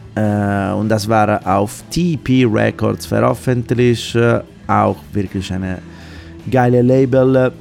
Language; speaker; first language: German; non-native, fluent; Italian